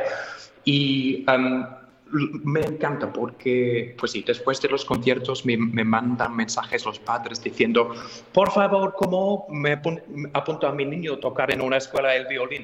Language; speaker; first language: Spanish; non-native, fluent; English